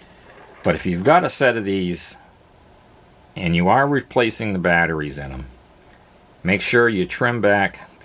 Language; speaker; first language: English; native; English